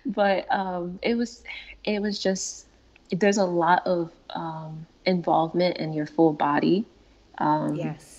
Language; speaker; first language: English; native; English